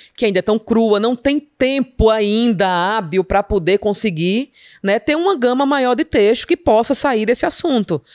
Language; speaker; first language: Portuguese; native; Portuguese